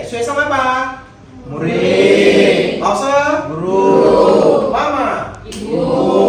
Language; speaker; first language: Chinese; non-native, fluent; Indonesian